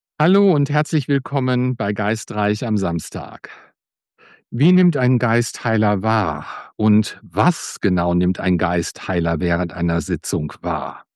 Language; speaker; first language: German; native; German